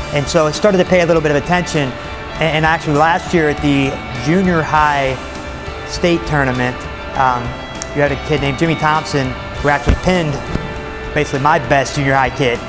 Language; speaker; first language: English; native; English